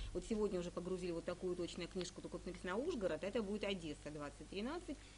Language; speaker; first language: Russian; native; Russian